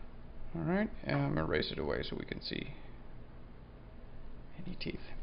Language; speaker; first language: English; native; English